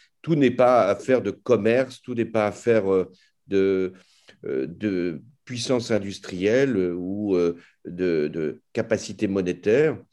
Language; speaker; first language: French; native; French